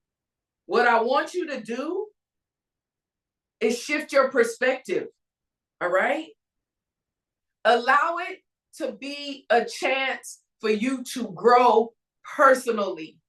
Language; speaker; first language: English; native; English